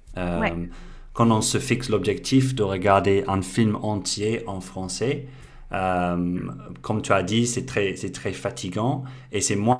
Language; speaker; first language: French; non-native, fluent; English